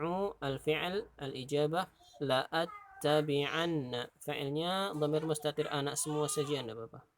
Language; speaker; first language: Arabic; non-native, fluent; Indonesian